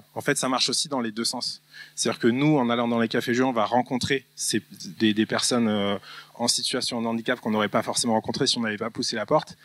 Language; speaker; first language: French; native; French